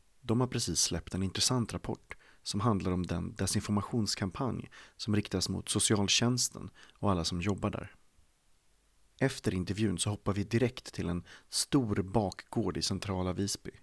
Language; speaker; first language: Swedish; native; Swedish